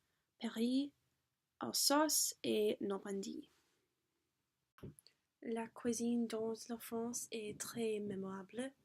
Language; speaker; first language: French; non-native, learner; English